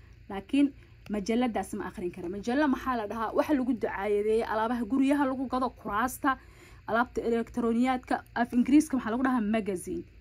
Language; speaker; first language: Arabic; non-native, local second language; Somali